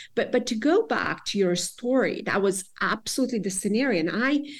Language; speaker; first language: English; non-native, fluent; Serbian